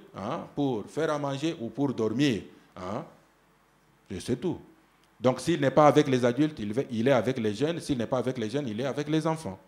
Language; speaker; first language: French; non-native, local second language; Luba-Lulua